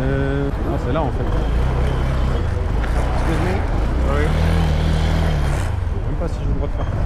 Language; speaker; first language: French; native; French